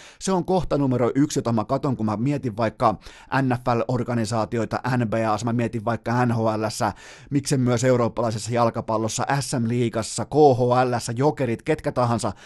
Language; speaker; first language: Finnish; native; Finnish